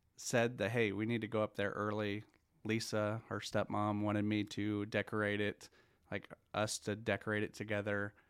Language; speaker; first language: English; native; English